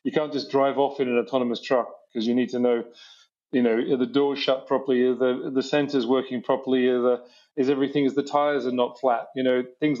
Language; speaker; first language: English; native; English